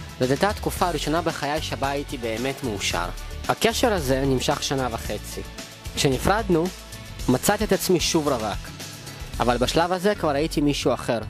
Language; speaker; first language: Hebrew; early bilingual, other home language; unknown